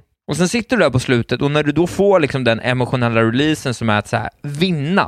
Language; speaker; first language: Swedish; native; Swedish